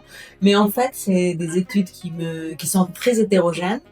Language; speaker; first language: French; non-native, fluent; Spanish